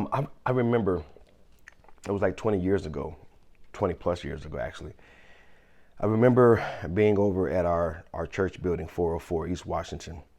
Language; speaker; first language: English; native; English